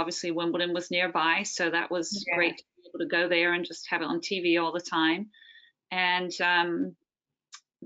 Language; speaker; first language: English; native; English